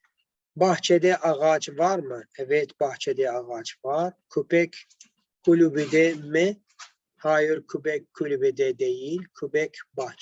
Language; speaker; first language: Turkish; non-native, learner; Arabic